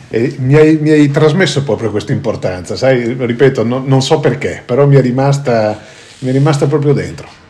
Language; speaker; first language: Italian; native; Italian